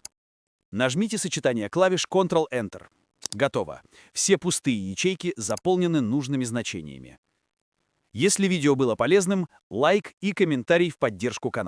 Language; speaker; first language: Russian; native; Russian